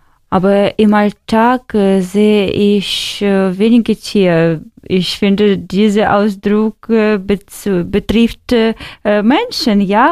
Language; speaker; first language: German; non-native, learner; Russian